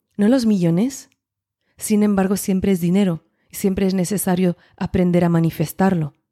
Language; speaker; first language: Spanish; non-native, fluent; French